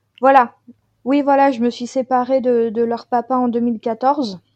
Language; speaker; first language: French; native; French